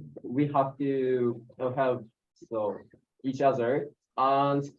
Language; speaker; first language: English; non-native, learner; Japanese